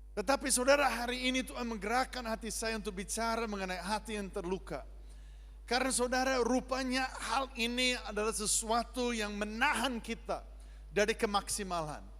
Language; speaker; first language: Indonesian; non-native, fluent; English